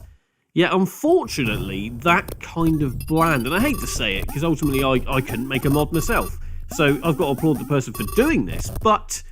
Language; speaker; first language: English; native; English